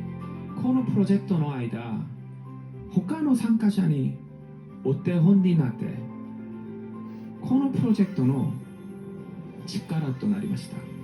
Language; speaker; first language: Japanese; non-native, learner; Korean